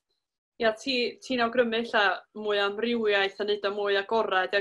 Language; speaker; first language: Welsh; native; Welsh